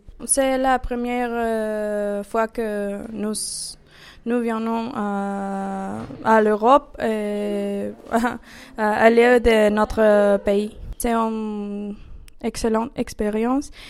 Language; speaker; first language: French; non-native, learner; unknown